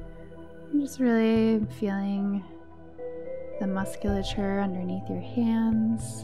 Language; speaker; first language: English; native; English